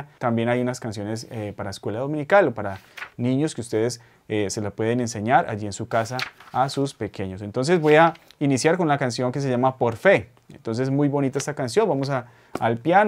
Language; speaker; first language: Spanish; native; Spanish